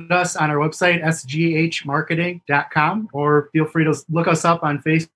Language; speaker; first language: English; native; English